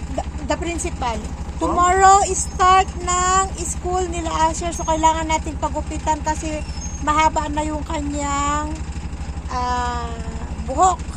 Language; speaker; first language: Filipino; non-native, local second language; Iloko